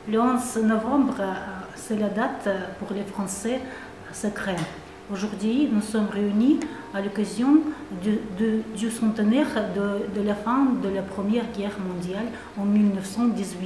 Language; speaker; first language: French; non-native, fluent; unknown